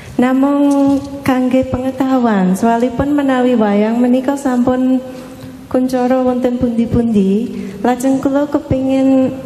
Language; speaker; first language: Javanese; non-native, fluent; English